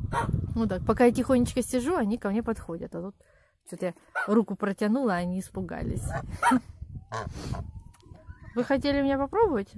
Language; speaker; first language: Russian; native; Russian